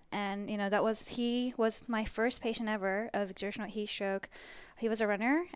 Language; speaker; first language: English; early bilingual, other home language; Japanese